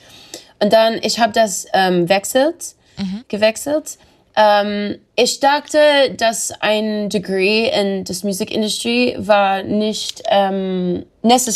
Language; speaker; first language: German; non-native, learner; English